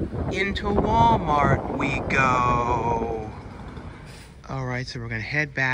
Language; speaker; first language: English; native; English